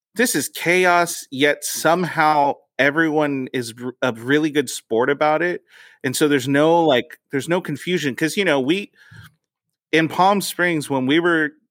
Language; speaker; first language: English; native; English